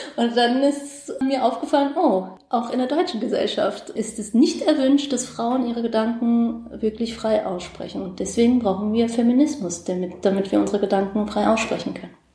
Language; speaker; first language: German; early bilingual, other home language; Kurdish